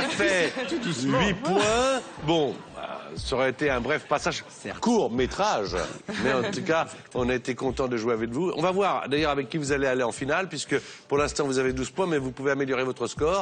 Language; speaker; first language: French; native; French